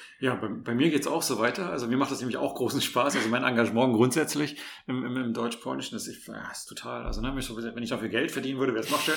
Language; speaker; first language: German; native; German